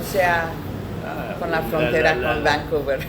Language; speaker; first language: Spanish; non-native, learner; English